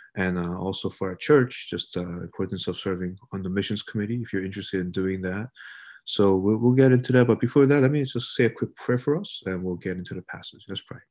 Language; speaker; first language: English; early bilingual, other home language; Korean